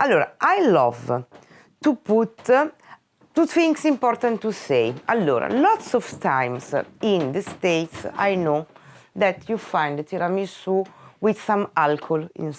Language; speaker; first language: English; non-native, fluent; Italian